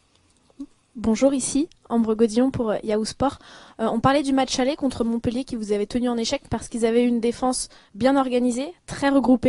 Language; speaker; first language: French; native; French